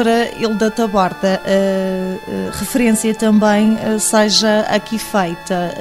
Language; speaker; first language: Portuguese; native; Portuguese